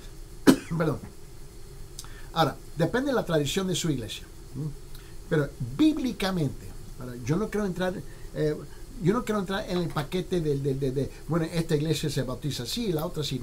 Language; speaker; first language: Spanish; early bilingual, heritage; Spanish